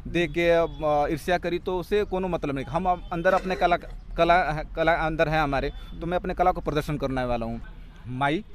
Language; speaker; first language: Hindi; non-native, local second language; Bhojpuri